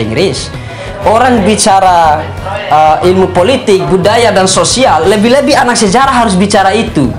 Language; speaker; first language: Indonesian; non-native, local second language; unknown